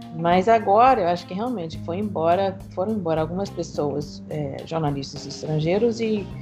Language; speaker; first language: Portuguese; non-native, fluent; English